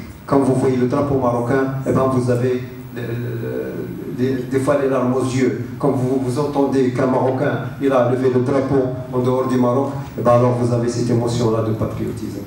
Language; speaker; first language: French; non-native, local second language; Arabic